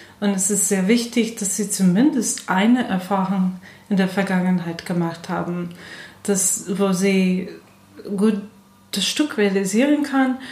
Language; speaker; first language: German; non-native, fluent; English